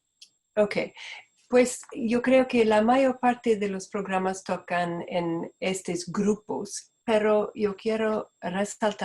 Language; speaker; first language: Spanish; non-native, fluent; Portuguese